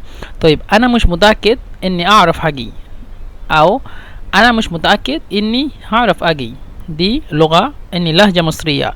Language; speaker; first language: Arabic; non-native, fluent; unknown